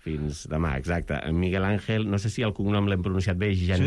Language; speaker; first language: Catalan; native; Catalan